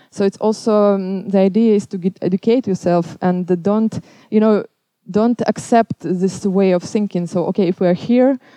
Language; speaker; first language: English; non-native, fluent; Belarusian